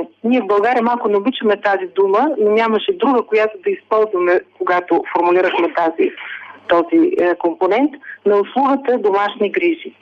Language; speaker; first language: Bulgarian; native; Bulgarian